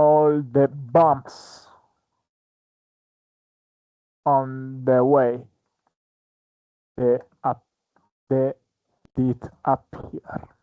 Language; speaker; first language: English; non-native, fluent; Spanish